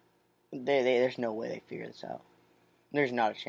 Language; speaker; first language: English; native; English